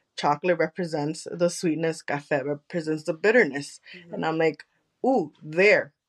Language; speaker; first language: English; early bilingual, other home language; Spanish